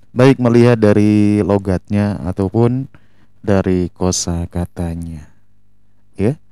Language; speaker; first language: Indonesian; native; Indonesian